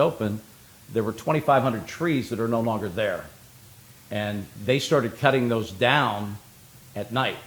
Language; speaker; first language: English; native; English